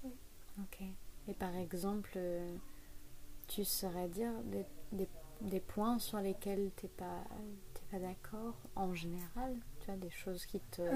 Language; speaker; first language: French; native; French